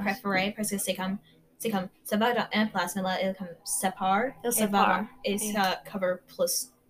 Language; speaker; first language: French; non-native, learner; English